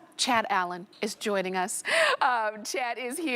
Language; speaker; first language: English; native; English